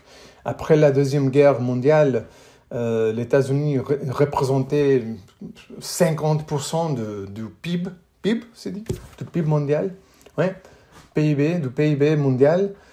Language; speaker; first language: French; non-native, fluent; English